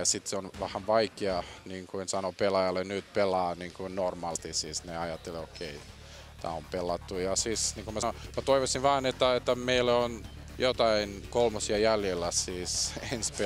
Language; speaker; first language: Finnish; non-native, fluent; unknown